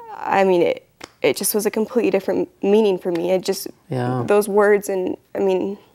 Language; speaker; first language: English; native; English